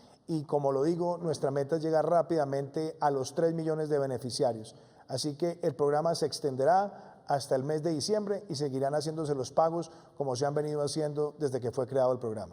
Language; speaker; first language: Spanish; native; Spanish